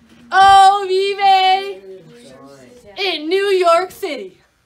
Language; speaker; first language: English; native; English